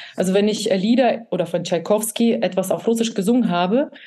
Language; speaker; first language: German; early bilingual, other home language; Russian